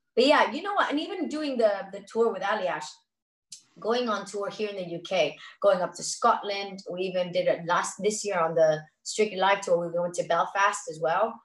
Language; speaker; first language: English; native; English